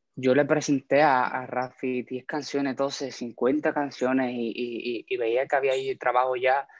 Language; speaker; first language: Spanish; native; Spanish